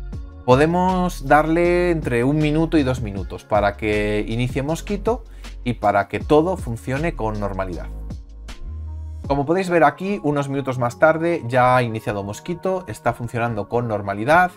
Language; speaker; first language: Spanish; native; Spanish